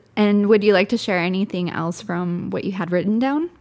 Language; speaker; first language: English; early bilingual, other home language; Spanish